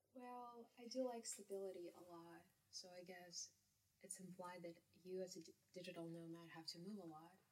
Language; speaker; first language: English; non-native, fluent; Kazakh